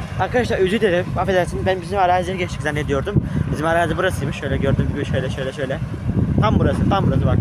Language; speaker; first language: Turkish; native; Turkish